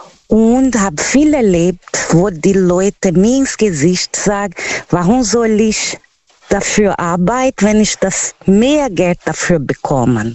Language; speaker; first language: German; non-native, fluent; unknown